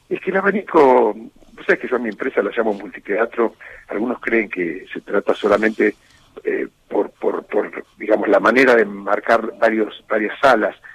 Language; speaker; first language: Spanish; native; Spanish